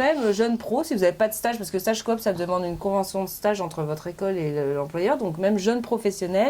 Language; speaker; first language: French; native; French